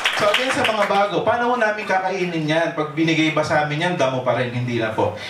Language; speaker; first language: Filipino; native; Filipino